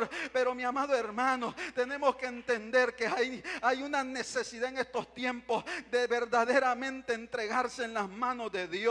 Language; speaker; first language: Spanish; native; Spanish